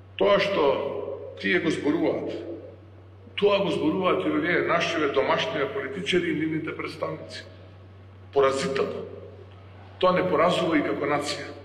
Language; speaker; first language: Macedonian; native; Macedonian